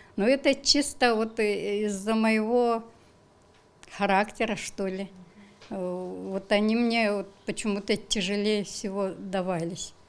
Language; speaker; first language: Russian; native; Russian